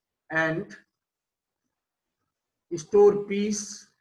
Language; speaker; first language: English; non-native, local second language; Hindi